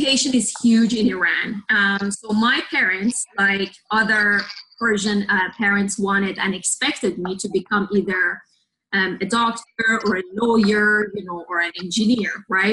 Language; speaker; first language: English; non-native, fluent; Persian